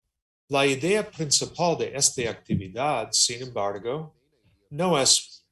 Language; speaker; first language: Spanish; non-native, learner; English